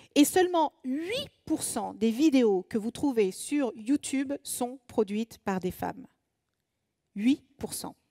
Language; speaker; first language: French; native; French